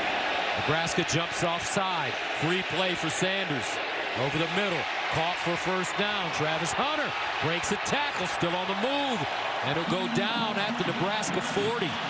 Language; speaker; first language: English; native; English